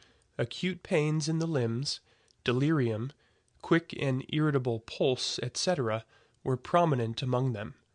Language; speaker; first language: English; native; English